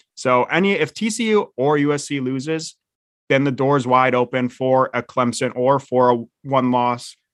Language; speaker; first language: English; native; English